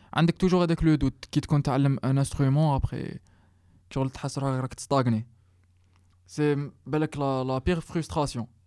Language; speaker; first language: French; non-native, local second language; Arabic